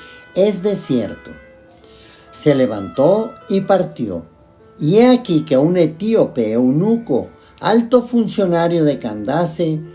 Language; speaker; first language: Spanish; native; Spanish